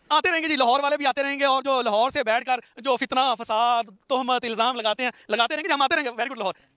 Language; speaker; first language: Urdu; non-native, local second language; Punjabi